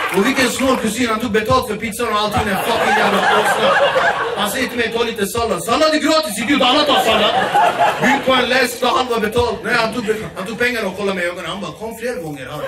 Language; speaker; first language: Swedish; early bilingual, other home language; Kurdish